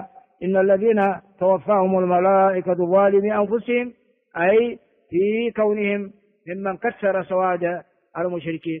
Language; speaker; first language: Arabic; non-native, fluent; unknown